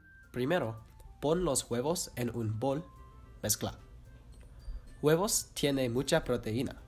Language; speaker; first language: Spanish; non-native, learner; English